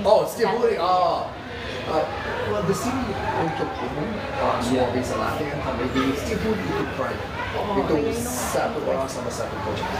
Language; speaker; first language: Indonesian; non-native, fluent; English